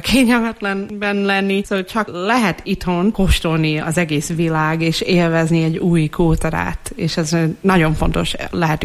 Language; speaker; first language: Hungarian; non-native, fluent; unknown